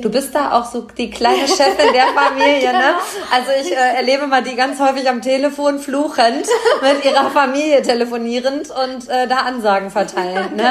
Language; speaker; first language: German; native; German